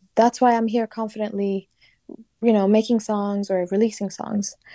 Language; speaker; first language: English; non-native, fluent; Kurdish